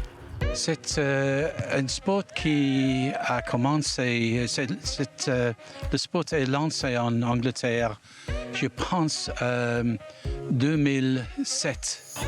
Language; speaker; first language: French; non-native, learner; English